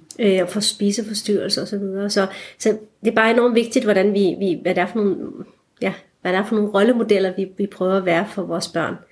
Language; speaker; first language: Danish; early bilingual, other home language; Turkish